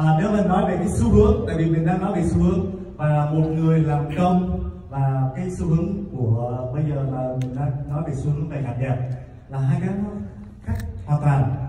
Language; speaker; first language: Vietnamese; early bilingual, heritage; Vietnamese